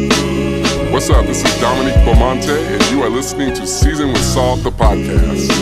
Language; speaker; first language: English; native; English